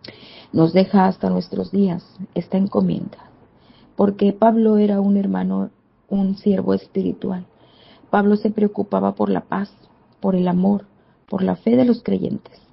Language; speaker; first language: Spanish; native; Spanish